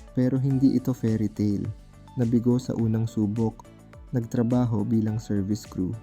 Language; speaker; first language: Filipino; native; Filipino